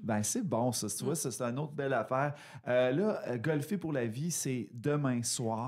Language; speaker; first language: French; native; French